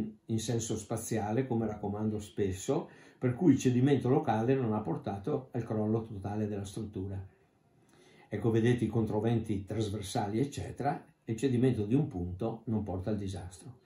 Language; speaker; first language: Italian; native; Italian